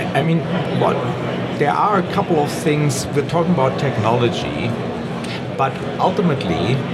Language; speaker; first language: English; non-native, fluent; German